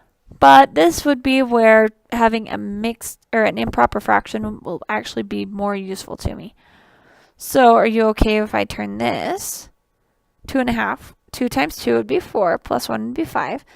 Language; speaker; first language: English; native; English